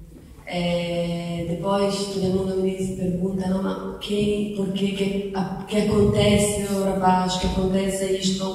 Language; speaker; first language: Portuguese; non-native, learner; Italian